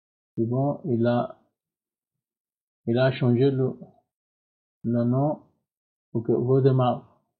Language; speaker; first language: French; non-native, learner; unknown